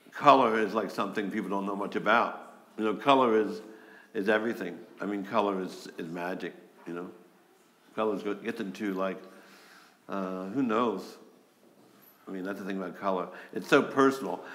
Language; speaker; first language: English; native; English